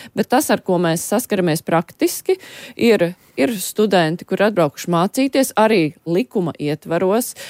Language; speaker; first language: Latvian; native; Latvian